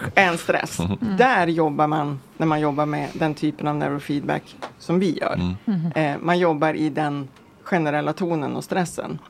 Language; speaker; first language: Swedish; native; Swedish